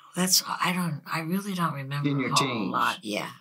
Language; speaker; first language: English; native; English